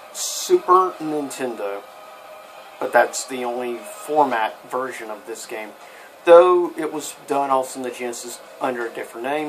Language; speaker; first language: English; native; English